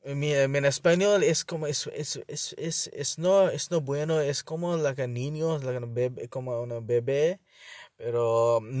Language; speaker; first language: Spanish; non-native, learner; Bangla